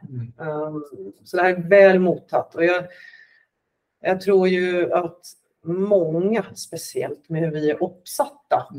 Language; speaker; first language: Swedish; native; Swedish